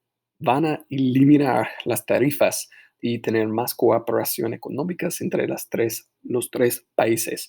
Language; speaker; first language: Spanish; non-native, fluent; English